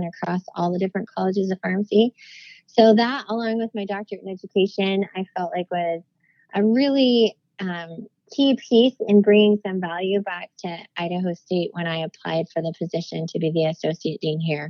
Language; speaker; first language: English; native; English